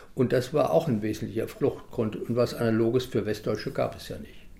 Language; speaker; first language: German; native; German